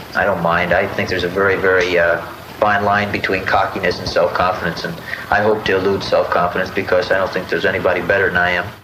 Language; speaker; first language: English; native; English